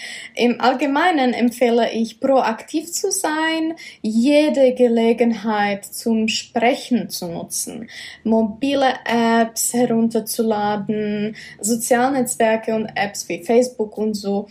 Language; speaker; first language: German; non-native, fluent; Czech